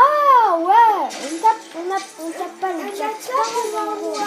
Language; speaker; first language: French; native; French